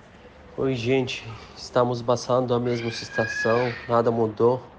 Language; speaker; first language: Portuguese; non-native, fluent; Arabic